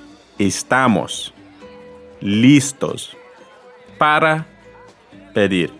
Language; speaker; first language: Spanish; non-native, fluent; English